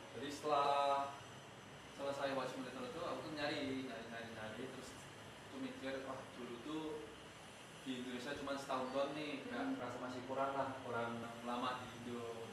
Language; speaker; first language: Indonesian; non-native, fluent; Korean